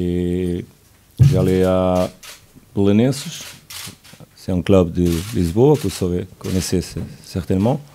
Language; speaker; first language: French; non-native, learner; Portuguese